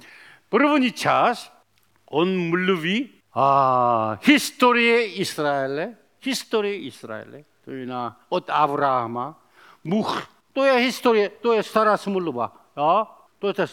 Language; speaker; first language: Czech; non-native, learner; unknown